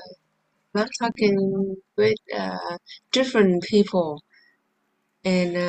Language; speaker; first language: English; non-native, learner; Vietnamese